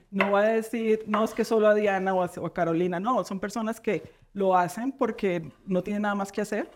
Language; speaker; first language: Spanish; native; Spanish